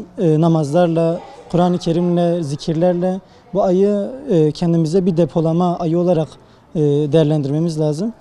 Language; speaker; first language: Turkish; native; Turkish